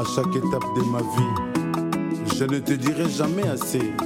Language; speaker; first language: French; non-native, local second language; Lingala